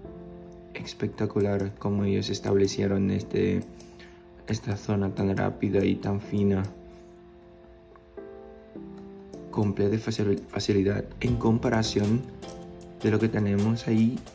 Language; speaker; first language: Spanish; non-native, fluent; Filipino